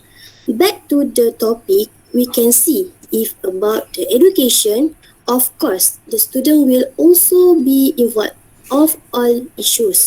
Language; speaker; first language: English; non-native, learner; Malay